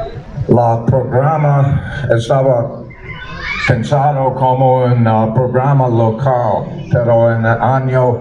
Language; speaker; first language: Spanish; non-native, learner; English